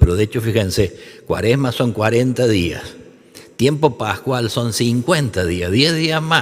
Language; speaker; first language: Spanish; native; Spanish